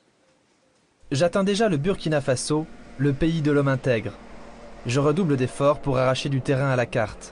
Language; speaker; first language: French; native; French